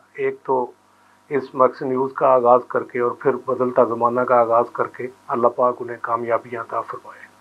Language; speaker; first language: Urdu; non-native, local second language; Punjabi